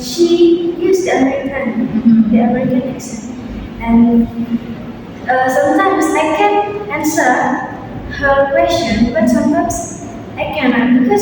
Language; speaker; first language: English; non-native, learner; Indonesian